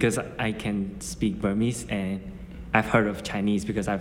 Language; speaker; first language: English; non-native, fluent; Burmese